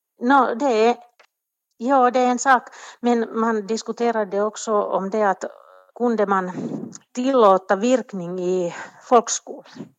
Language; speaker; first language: Swedish; non-native, local second language; Finnish